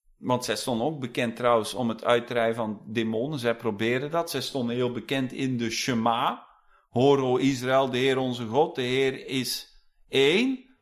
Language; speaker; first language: Dutch; non-native, fluent; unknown